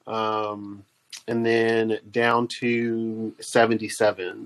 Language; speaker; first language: English; native; English